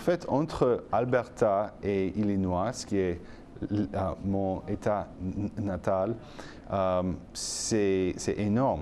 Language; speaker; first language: French; non-native, fluent; English